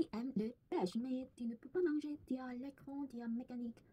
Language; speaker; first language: French; non-native, learner; Korean